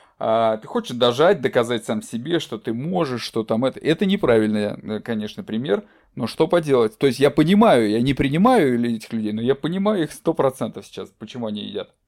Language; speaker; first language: Russian; native; Russian